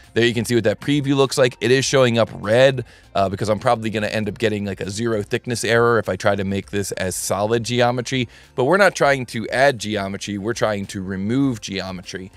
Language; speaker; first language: English; native; English